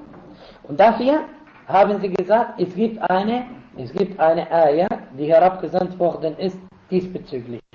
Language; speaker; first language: German; non-native, fluent; Arabic